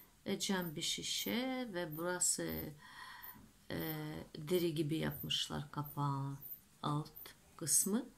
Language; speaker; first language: Turkish; non-native, fluent; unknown